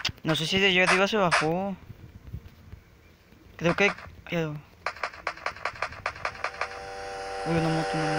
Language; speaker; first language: Spanish; native; Spanish